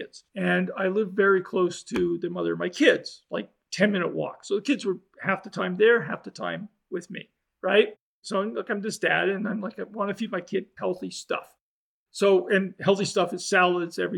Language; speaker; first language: English; native; English